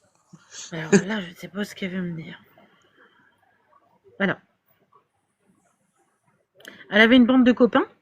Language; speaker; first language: French; native; French